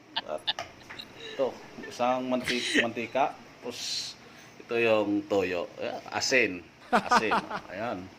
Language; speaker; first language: Filipino; non-native, local second language; Bikol